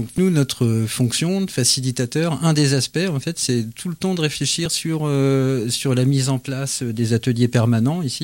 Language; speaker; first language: French; native; French